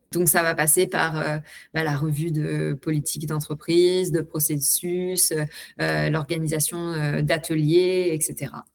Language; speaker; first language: French; native; French